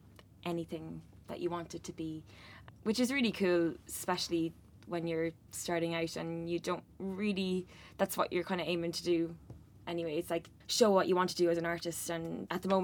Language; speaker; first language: English; native; English